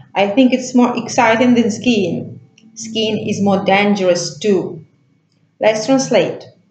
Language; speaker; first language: English; non-native, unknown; Ukrainian